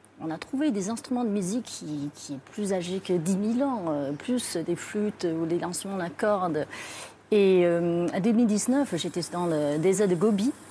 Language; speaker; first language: French; non-native, fluent; Chinese